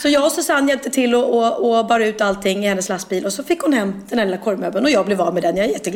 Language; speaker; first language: Swedish; native; Swedish